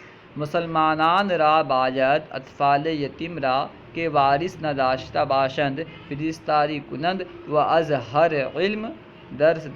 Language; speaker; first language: Persian; non-native, fluent; Urdu